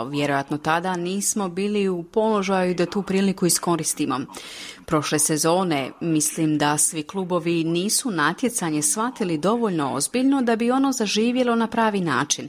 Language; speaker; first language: Croatian; native; Croatian